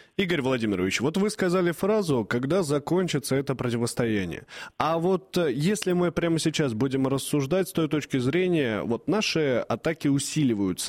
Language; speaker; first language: Russian; native; Russian